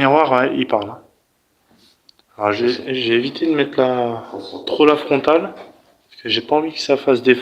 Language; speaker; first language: French; native; French